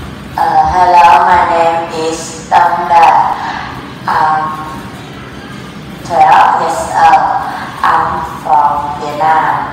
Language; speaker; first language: English; non-native, learner; Vietnamese